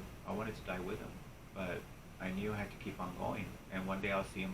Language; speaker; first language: English; native; English